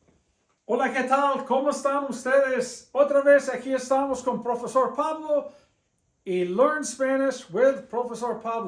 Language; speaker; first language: Spanish; non-native, fluent; English